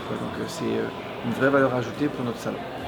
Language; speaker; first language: French; native; French